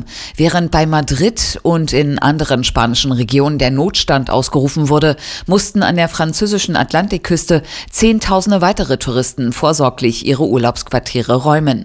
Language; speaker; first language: German; native; German